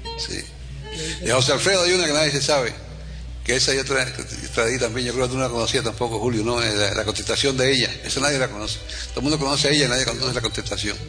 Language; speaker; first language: Spanish; native; Spanish